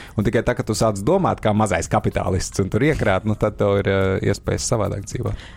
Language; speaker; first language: Latvian; native; Latvian